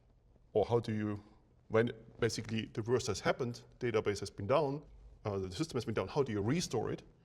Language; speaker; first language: English; non-native, fluent; German